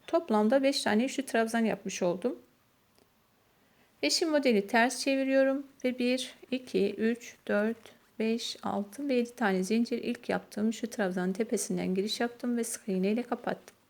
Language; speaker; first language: Turkish; native; Turkish